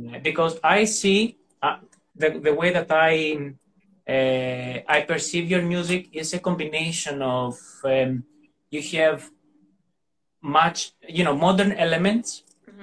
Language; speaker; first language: English; non-native, fluent; Greek